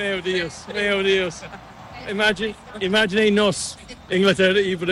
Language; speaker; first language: Portuguese; non-native, learner; English